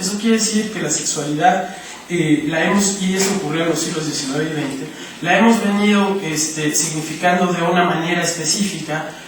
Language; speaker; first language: Spanish; native; Spanish